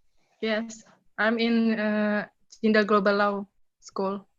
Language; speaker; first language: English; non-native, learner; Indonesian